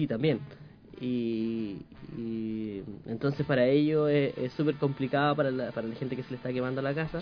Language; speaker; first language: Spanish; native; Spanish